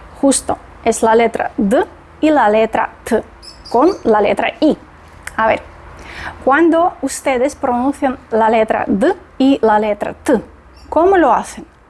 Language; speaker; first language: Spanish; non-native, fluent; Russian